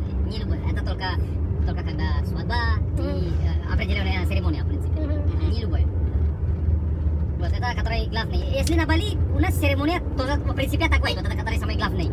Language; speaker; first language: Russian; non-native, learner; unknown